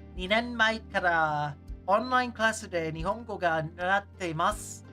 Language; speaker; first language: Japanese; non-native, learner; English